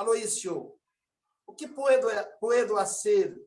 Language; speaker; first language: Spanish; non-native, learner; Portuguese